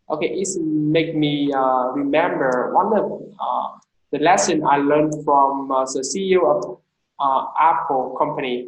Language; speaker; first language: English; non-native, fluent; Vietnamese